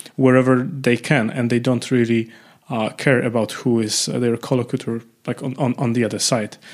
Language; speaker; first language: English; non-native, fluent; Polish